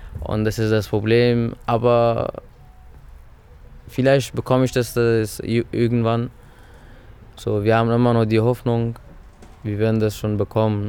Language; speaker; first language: German; early bilingual, other home language; Persian